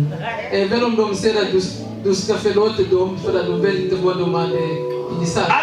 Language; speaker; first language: Swedish; non-native, learner; Swahili